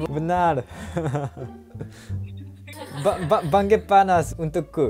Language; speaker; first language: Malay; non-native, learner; Japanese